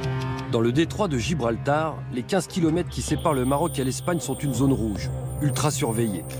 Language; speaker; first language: French; native; French